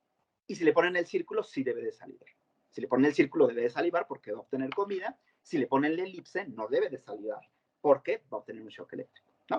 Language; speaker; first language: Spanish; native; Spanish